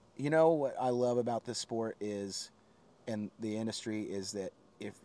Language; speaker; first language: English; native; English